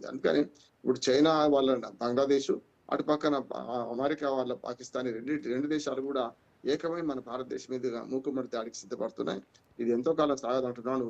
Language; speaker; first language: Telugu; native; Telugu